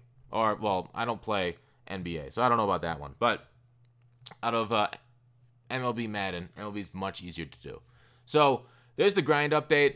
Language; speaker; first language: English; native; English